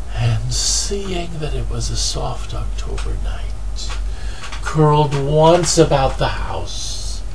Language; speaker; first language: English; native; English